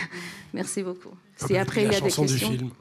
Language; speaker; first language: French; non-native, fluent; Central Kurdish